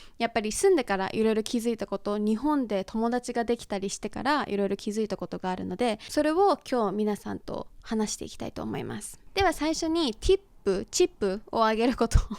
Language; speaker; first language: Japanese; early bilingual, heritage; Japanese